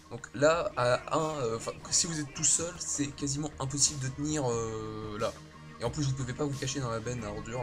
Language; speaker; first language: French; native; French